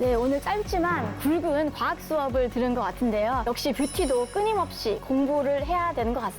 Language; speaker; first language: Korean; native; Korean